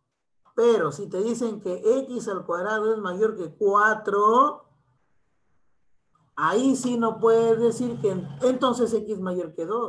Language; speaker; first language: Spanish; native; Spanish